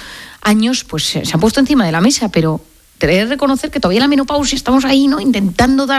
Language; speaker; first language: Spanish; native; Spanish